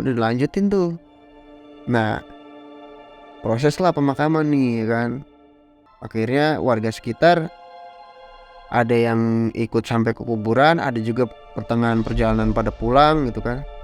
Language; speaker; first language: Indonesian; native; Indonesian